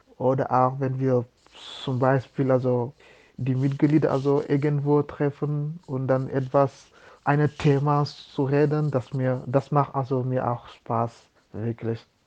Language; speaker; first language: German; non-native, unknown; Wolof